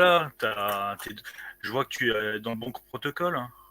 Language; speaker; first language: French; native; French